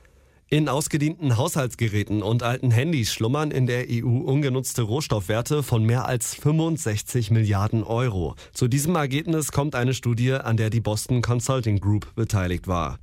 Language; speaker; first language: German; native; German